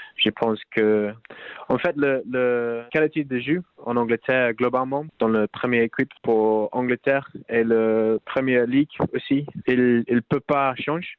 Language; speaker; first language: French; non-native, learner; English